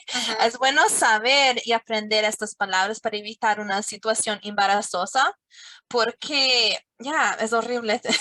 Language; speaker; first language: Spanish; non-native, fluent; English